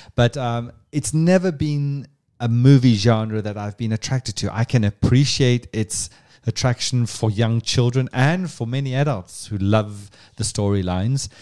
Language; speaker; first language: English; native; English